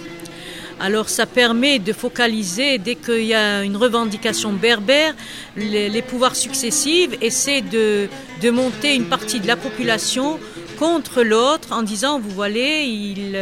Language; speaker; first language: French; non-native, local second language; Kabyle